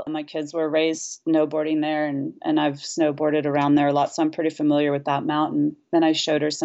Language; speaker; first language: English; native; English